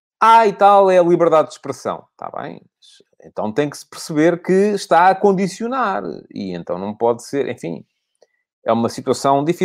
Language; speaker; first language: Portuguese; native; Portuguese